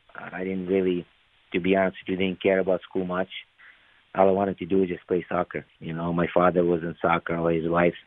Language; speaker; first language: English; non-native, fluent; Ukrainian